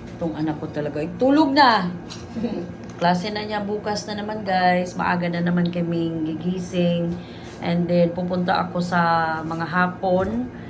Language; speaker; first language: Filipino; non-native, local second language; Cebuano